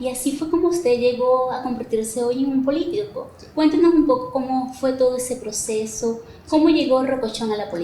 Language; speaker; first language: Spanish; native; Spanish